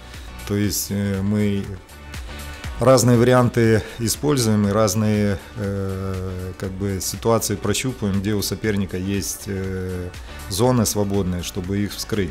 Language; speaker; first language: Russian; native; Russian